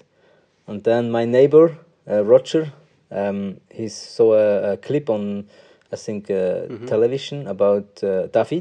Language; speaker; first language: English; non-native, fluent; Swiss German